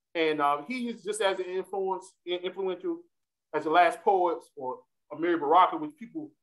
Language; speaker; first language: English; native; English